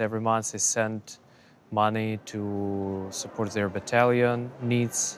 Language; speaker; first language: English; non-native, fluent; Ukrainian